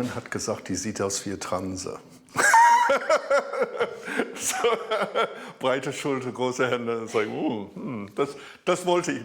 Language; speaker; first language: German; early bilingual, heritage; English